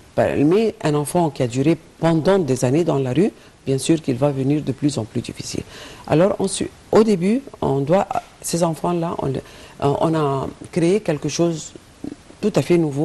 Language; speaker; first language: French; non-native, fluent; Arabic